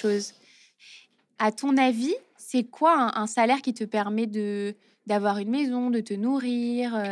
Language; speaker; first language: French; native; French